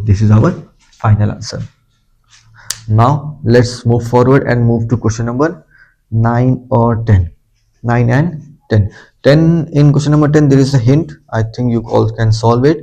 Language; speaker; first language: English; non-native, local second language; Hindi